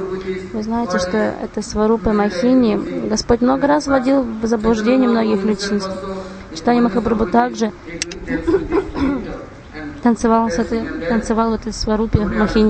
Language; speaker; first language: Russian; non-native, fluent; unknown